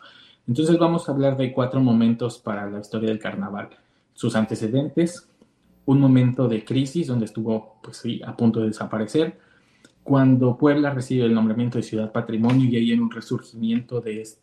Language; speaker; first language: Spanish; native; Spanish